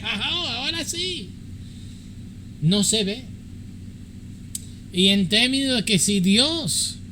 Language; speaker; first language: Spanish; early bilingual, heritage; English